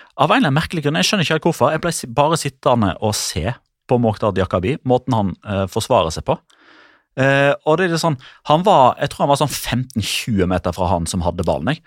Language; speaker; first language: Norwegian; native; Norwegian